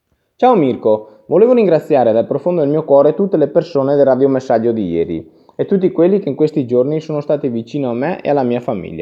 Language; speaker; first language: Italian; native; Italian